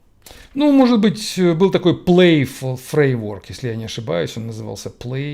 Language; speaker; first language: Russian; native; Russian